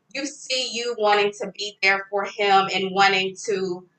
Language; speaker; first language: English; native; English